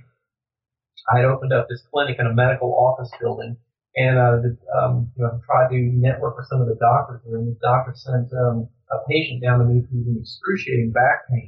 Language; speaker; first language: English; native; English